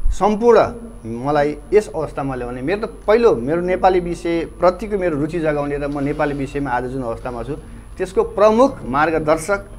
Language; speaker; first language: Nepali; native; Nepali